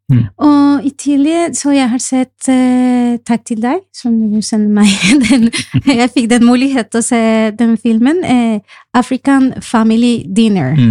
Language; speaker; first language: Norwegian; non-native, fluent; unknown